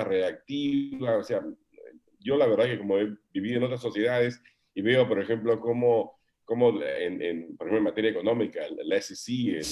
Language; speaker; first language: Spanish; native; Spanish